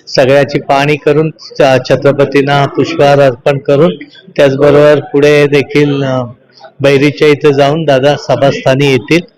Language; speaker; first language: Marathi; native; Marathi